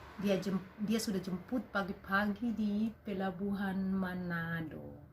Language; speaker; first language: Indonesian; native; Indonesian